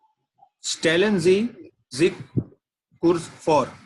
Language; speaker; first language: German; non-native, learner; Gujarati